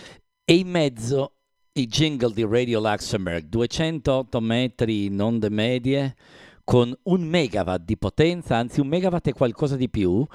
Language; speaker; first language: Italian; native; Italian